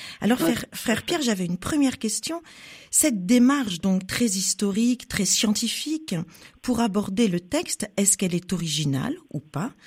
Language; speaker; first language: French; native; French